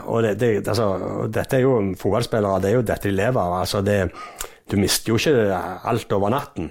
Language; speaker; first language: Norwegian; native; Norwegian